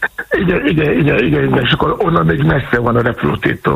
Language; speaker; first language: Hungarian; non-native, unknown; Yoruba